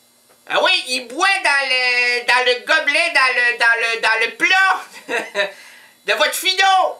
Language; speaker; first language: French; native; French